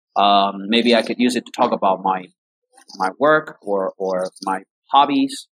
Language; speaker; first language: English; non-native, fluent; Spanish